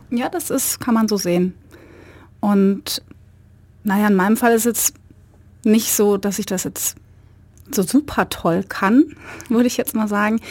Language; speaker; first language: German; native; German